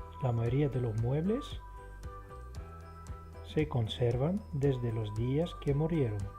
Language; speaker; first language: Spanish; non-native, fluent; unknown